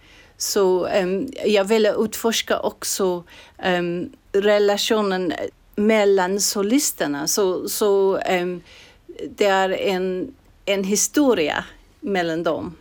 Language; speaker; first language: Swedish; non-native, fluent; English